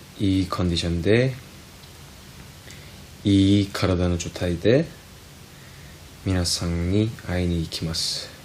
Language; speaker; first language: Japanese; non-native, fluent; Korean